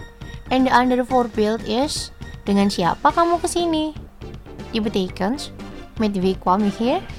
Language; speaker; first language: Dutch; non-native, learner; Indonesian